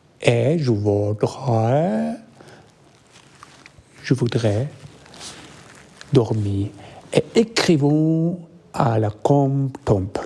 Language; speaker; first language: French; non-native, learner; Arabic